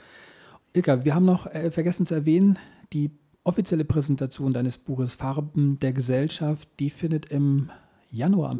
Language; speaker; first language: German; native; German